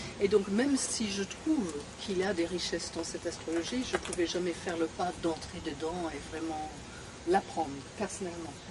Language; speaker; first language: French; non-native, fluent; English